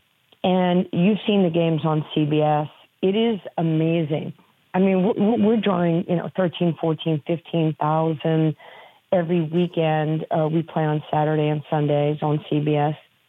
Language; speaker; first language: English; native; English